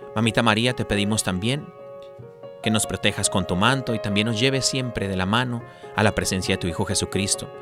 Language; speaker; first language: Spanish; early bilingual, heritage; Spanish